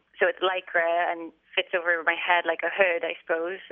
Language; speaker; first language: English; native; English